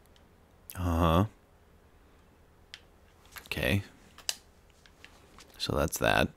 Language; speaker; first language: English; native; English